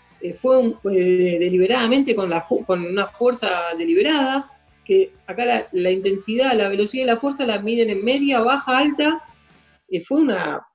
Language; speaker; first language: Spanish; native; Spanish